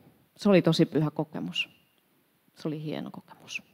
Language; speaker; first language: Finnish; native; Finnish